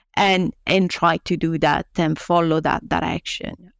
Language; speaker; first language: English; non-native, fluent; Italian